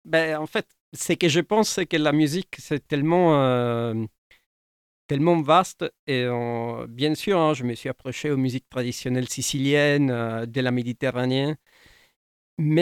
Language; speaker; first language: French; non-native, fluent; Italian